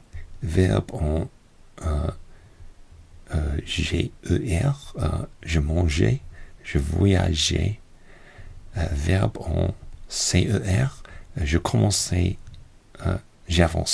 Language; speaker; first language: French; non-native, learner; English